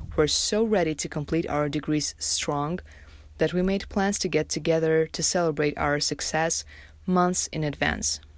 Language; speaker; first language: English; non-native, fluent; Tajik